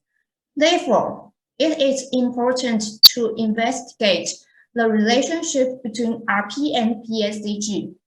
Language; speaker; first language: English; non-native, fluent; Chinese